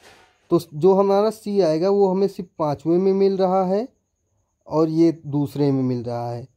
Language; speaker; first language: Hindi; native; Hindi